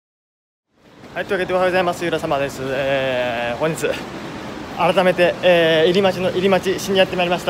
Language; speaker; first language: Japanese; native; Japanese